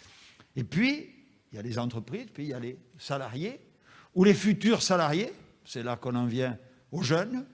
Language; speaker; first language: French; native; French